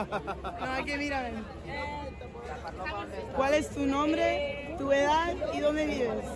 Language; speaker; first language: Spanish; non-native, fluent; English